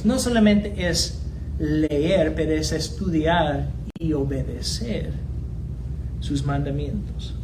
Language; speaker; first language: Spanish; non-native, fluent; English